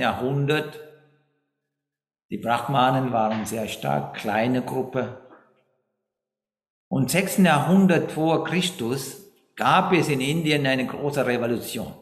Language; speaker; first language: German; non-native, fluent; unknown